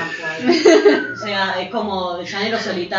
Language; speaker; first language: Spanish; native; Spanish